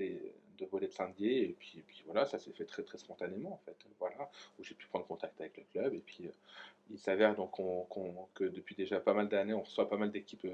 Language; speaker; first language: French; native; French